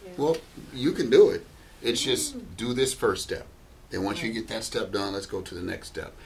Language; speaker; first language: English; native; English